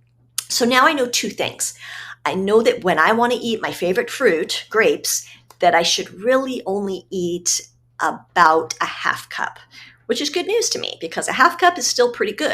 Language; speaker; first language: English; native; English